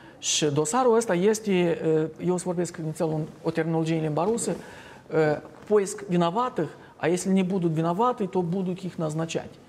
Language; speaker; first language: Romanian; native; Romanian